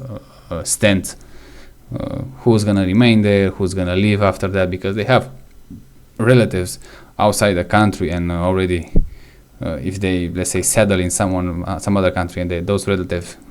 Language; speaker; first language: English; non-native, fluent; Romanian